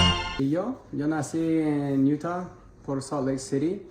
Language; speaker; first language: Spanish; non-native, fluent; English